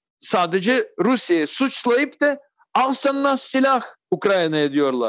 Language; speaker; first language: Turkish; non-native, fluent; Russian